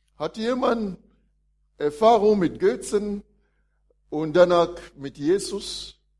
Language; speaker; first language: German; non-native, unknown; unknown